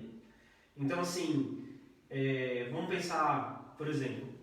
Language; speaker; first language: Portuguese; native; Portuguese